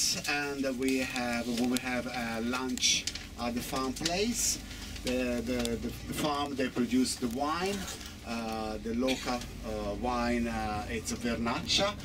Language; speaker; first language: English; non-native, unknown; Italian